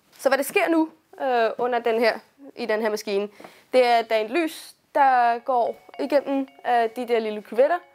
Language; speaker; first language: Danish; early bilingual, heritage; Danish